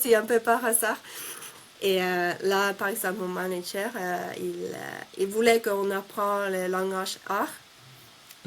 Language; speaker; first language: French; non-native, fluent; Finnish